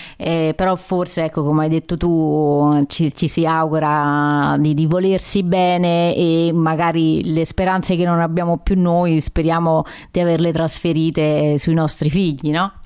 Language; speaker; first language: Italian; native; Italian